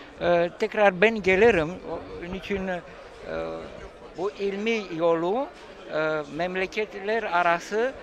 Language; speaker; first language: Turkish; non-native, fluent; Romanian